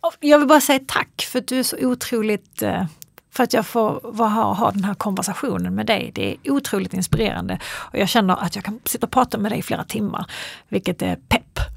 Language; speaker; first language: Swedish; early bilingual, other home language; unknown